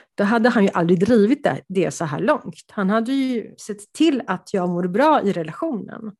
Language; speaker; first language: Swedish; early bilingual, other home language; Polish